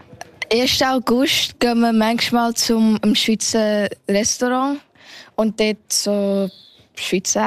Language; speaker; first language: German; early bilingual, heritage; Thai